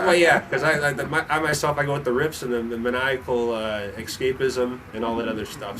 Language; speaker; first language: English; native; English